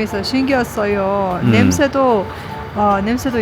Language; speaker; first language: Korean; non-native, learner; Persian